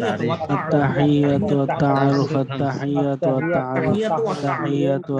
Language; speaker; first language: Arabic; non-native, learner; Bangla